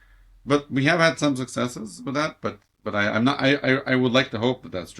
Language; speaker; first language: English; native; English